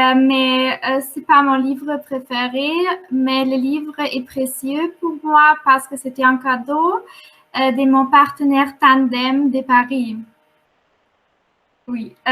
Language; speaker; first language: French; non-native, fluent; German